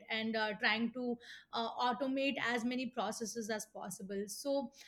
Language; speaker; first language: English; non-native, local second language; Hindi